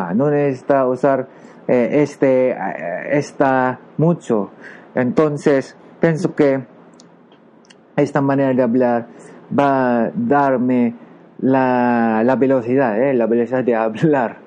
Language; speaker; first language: Spanish; non-native, learner; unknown